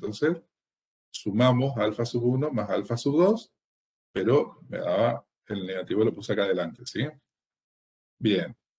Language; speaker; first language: Spanish; native; Spanish